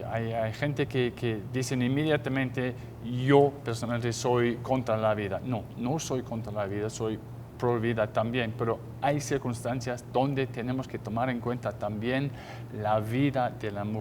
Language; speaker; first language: Spanish; non-native, fluent; English